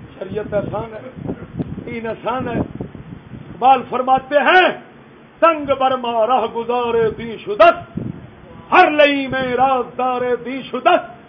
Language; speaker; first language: Urdu; non-native, local second language; Punjabi